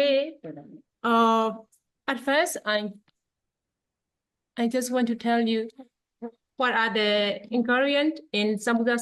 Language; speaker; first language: English; non-native, learner; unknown